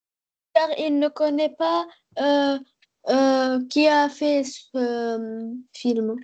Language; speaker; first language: French; non-native, learner; Arabic